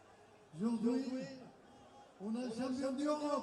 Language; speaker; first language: French; non-native, learner; Arabic